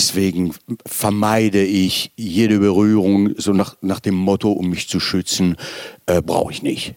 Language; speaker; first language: German; native; German